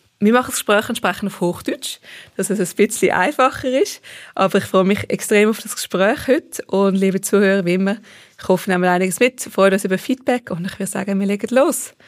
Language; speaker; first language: German; native; German